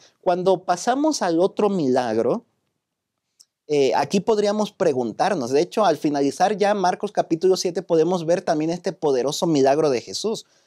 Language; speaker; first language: Spanish; native; Spanish